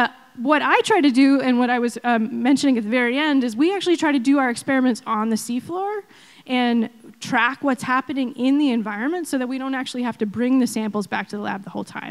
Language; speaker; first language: English; native; English